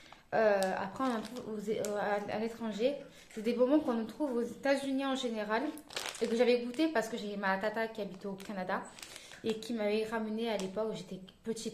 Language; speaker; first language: French; native; French